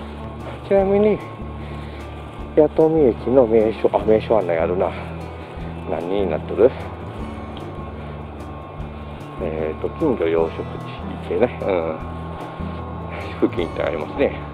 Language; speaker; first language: Japanese; native; Japanese